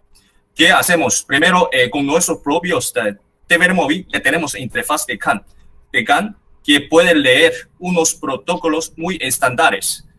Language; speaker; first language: Spanish; non-native, fluent; Chinese